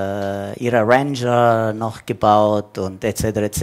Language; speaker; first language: German; non-native, fluent; Italian